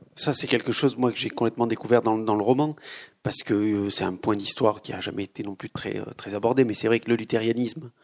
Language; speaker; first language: French; native; French